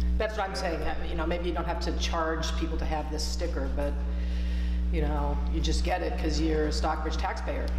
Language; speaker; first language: English; native; English